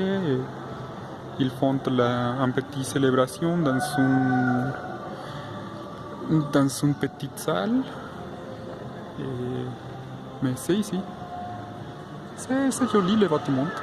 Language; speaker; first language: French; non-native, fluent; Spanish